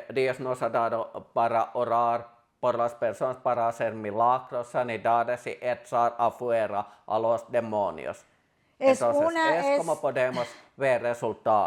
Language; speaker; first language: Spanish; non-native, fluent; Finnish